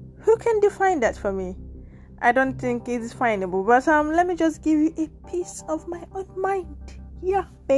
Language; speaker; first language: English; non-native, local second language; Nigerian Pidgin